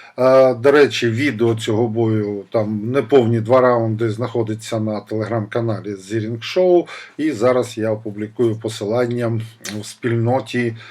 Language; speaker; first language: Ukrainian; non-native, local second language; Russian